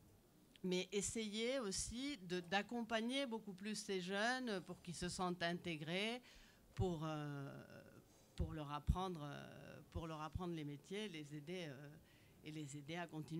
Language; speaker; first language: French; native; French